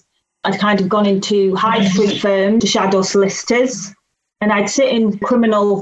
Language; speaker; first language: English; native; English